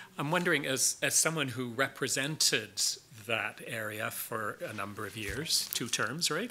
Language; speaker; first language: English; native; English